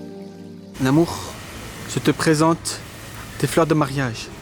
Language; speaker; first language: French; native; French